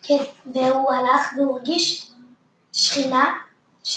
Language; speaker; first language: Hebrew; early bilingual, other home language; French